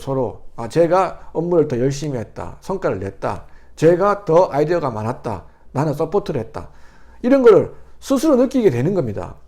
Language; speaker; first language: Korean; native; Korean